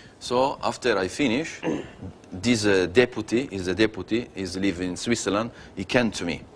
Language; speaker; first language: English; non-native, learner; Italian